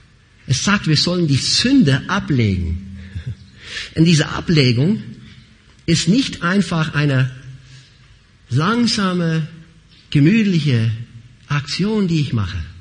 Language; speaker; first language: German; non-native, fluent; English